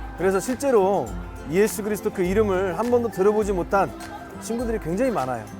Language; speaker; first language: Korean; native; Korean